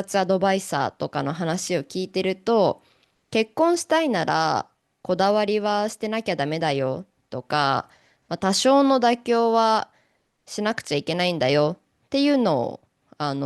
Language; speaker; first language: Japanese; native; Japanese